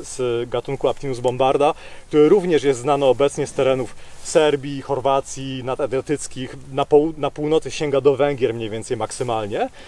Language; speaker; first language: Polish; native; Polish